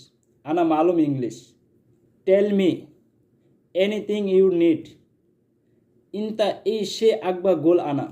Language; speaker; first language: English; non-native, learner; Bangla